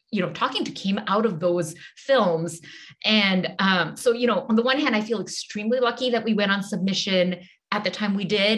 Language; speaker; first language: English; native; English